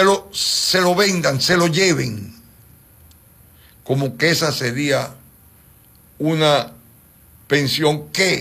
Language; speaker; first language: Spanish; native; Spanish